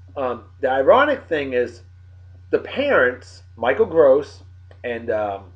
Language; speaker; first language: English; native; English